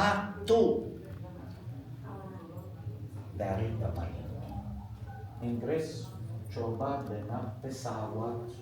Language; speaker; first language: Indonesian; non-native, fluent; Arabic